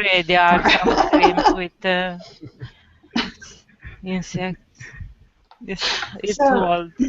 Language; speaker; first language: English; non-native, learner; Romanian